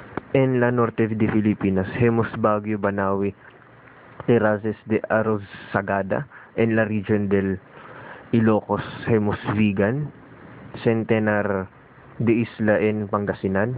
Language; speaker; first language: Spanish; non-native, learner; Filipino